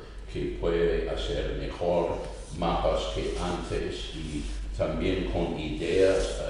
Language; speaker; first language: Spanish; non-native, fluent; English